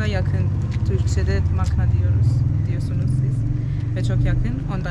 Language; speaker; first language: Turkish; non-native, fluent; Persian